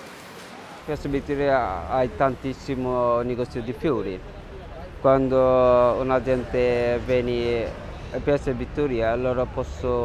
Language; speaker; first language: Italian; non-native, learner; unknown